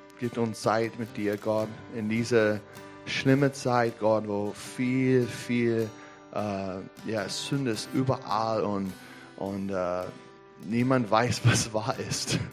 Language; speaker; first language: German; non-native, fluent; English